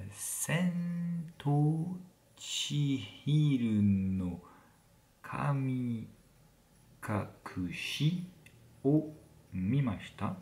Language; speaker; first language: Japanese; non-native, learner; French